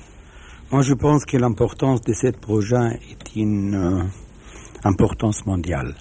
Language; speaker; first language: French; non-native, fluent; Arabic